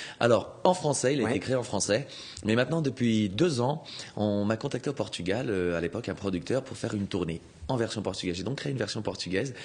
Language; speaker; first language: French; native; French